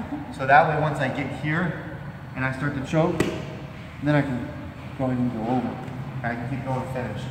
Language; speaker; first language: English; native; English